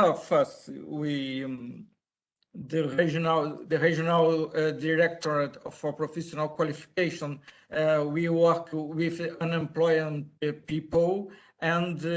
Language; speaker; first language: English; non-native, learner; Portuguese